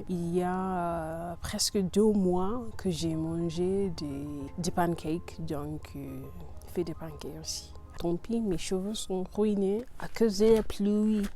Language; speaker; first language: French; non-native, learner; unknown